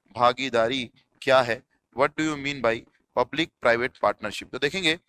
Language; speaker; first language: Hindi; native; Hindi